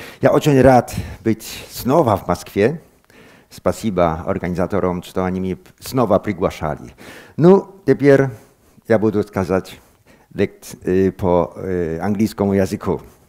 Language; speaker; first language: Russian; non-native, learner; Polish